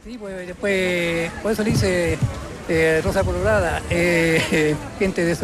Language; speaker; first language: Spanish; native; Spanish